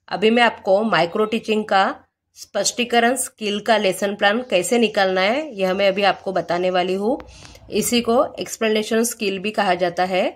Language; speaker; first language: Hindi; non-native, local second language; Marathi